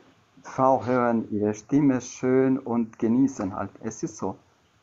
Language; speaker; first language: German; non-native, learner; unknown